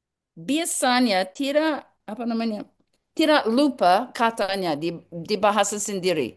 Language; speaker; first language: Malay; non-native, learner; English